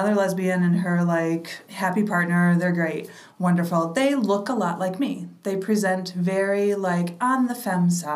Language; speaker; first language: English; native; English